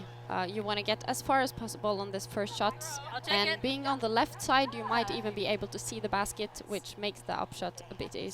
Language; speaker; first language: English; non-native, fluent; Norwegian